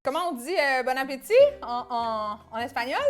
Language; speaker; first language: French; native; French